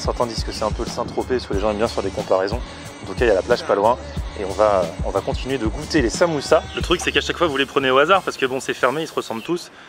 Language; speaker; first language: French; native; French